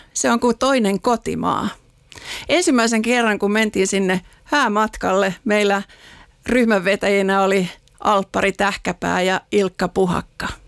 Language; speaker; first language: Finnish; native; Finnish